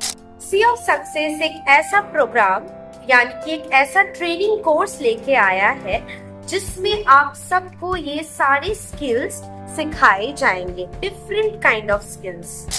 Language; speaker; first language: Hindi; non-native, local second language; Bangla